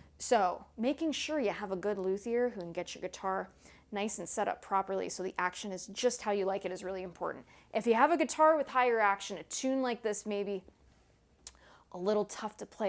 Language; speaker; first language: English; native; English